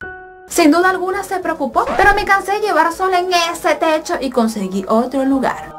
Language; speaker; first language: Spanish; native; Spanish